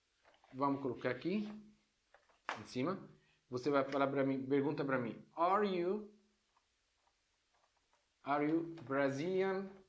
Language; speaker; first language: Portuguese; non-native, fluent; Arabic